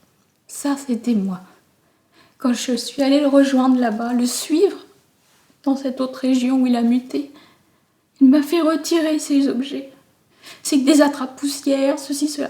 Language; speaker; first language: French; native; French